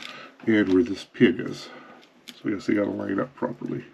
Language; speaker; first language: English; native; English